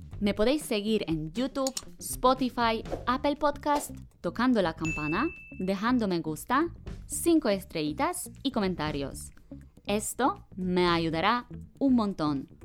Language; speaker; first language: Spanish; non-native, fluent; Polish